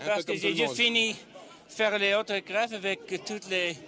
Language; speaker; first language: French; non-native, learner; English